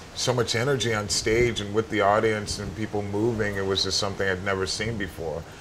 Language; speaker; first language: English; native; English